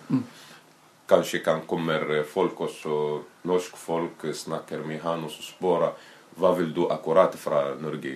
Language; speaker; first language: Norwegian; non-native, learner; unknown